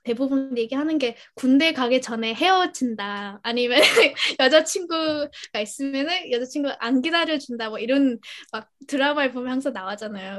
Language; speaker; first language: Korean; early bilingual, heritage; Korean